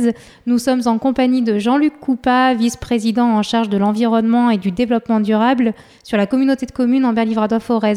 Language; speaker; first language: French; native; French